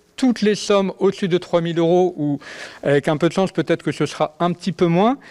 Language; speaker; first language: French; native; French